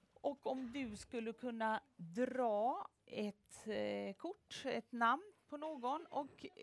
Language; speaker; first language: Swedish; native; Swedish